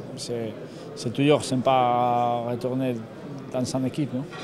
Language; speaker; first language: French; non-native, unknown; Spanish